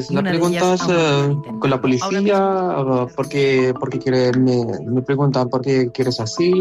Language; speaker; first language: Spanish; non-native, learner; Arabic